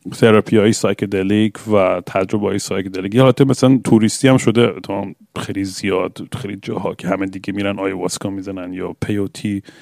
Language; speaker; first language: Persian; early bilingual, heritage; English